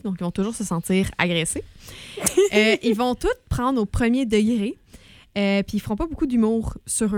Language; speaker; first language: French; native; French